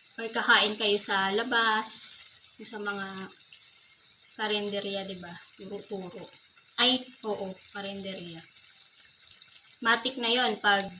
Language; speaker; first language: Filipino; non-native, local second language; Bikol